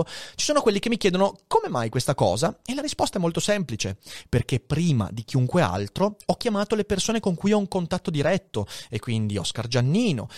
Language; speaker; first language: Italian; native; Italian